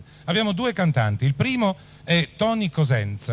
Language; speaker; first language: Italian; native; Italian